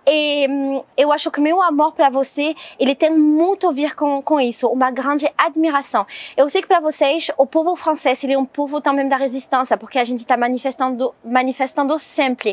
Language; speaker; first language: Portuguese; non-native, learner; French